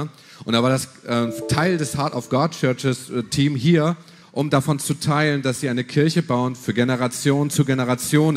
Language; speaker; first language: German; native; German